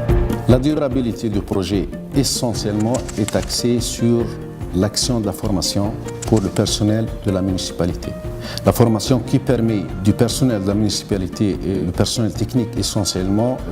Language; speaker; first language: French; non-native, local second language; Arabic